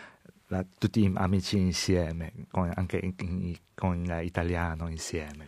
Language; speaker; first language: Italian; non-native, learner; Chinese